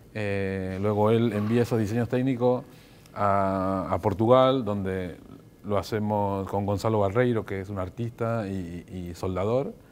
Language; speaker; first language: Spanish; native; Spanish